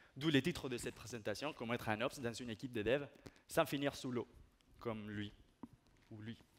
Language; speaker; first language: French; non-native, fluent; Spanish